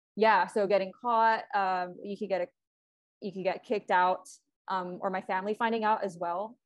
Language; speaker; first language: English; non-native, local second language; Filipino